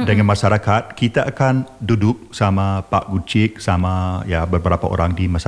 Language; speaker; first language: Indonesian; non-native, learner; English